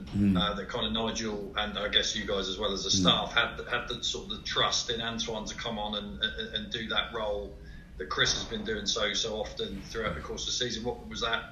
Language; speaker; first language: English; native; English